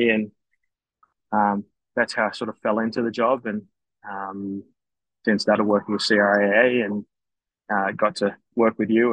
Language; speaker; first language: English; native; English